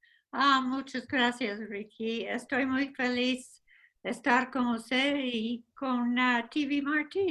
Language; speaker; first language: Spanish; non-native, fluent; English